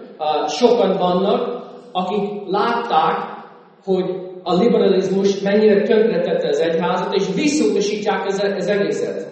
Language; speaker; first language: Hungarian; non-native, fluent; English